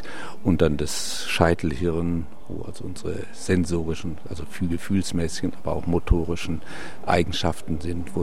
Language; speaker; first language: German; native; German